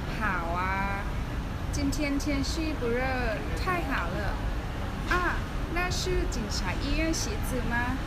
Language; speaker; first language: Chinese; non-native, learner; Thai